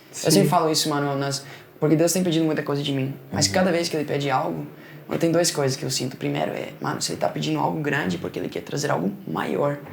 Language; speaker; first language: Portuguese; non-native, fluent; Spanish